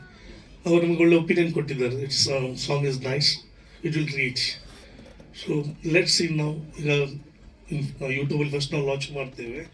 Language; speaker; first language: Kannada; non-native, local second language; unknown